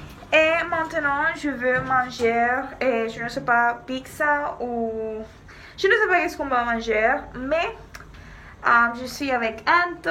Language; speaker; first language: French; non-native, learner; Spanish